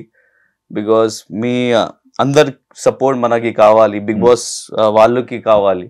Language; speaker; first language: Telugu; non-native, fluent; Urdu